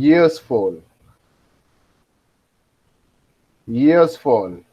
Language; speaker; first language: English; non-native, fluent; Spanish